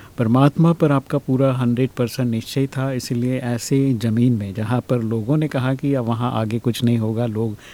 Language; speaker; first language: Hindi; native; Hindi